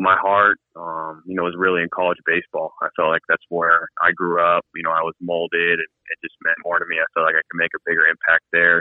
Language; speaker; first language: English; native; English